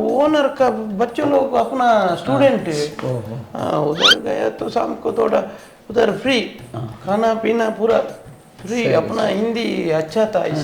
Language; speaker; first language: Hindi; non-native, local second language; Kannada